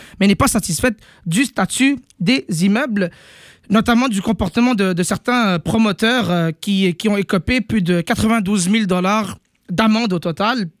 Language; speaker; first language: French; native; French